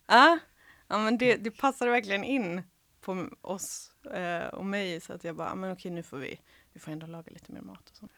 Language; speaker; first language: Swedish; early bilingual, other home language; Serbian